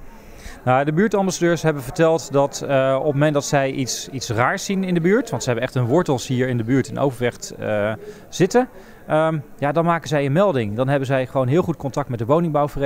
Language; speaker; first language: Dutch; native; Dutch